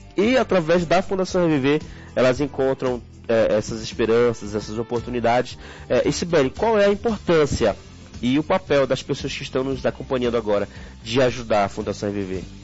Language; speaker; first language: Portuguese; native; Portuguese